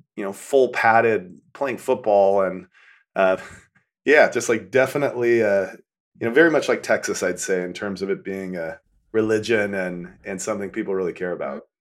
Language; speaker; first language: English; native; English